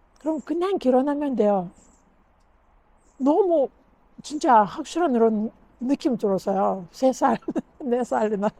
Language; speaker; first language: Korean; non-native, learner; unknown